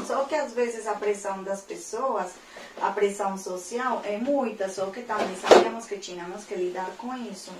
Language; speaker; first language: Portuguese; non-native, fluent; Spanish